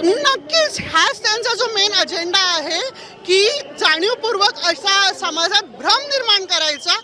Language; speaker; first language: Marathi; native; Marathi